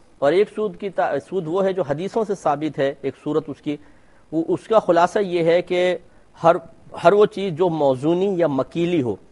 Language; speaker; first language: Urdu; native; Urdu